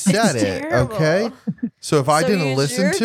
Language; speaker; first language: English; native; English